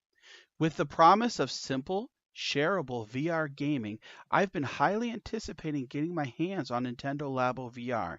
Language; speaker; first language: English; native; English